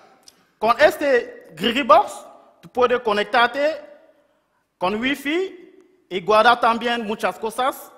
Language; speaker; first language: Spanish; non-native, local second language; French